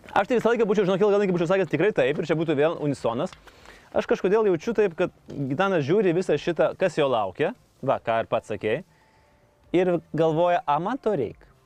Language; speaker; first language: Lithuanian; native; Lithuanian